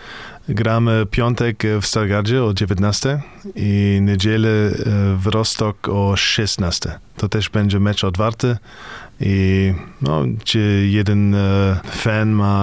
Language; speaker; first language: Polish; non-native, learner; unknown